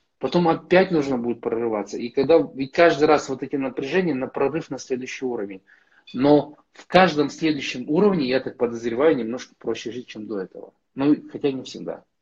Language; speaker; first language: Russian; native; Russian